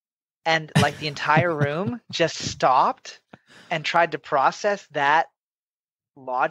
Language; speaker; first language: English; native; English